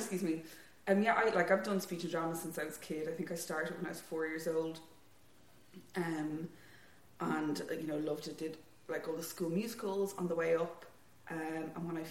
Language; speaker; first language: English; native; English